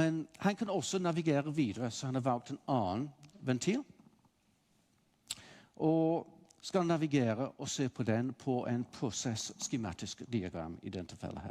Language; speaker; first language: Norwegian; non-native, fluent; English